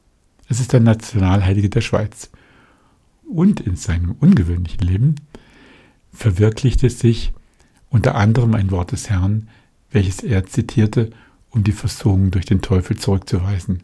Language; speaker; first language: German; native; German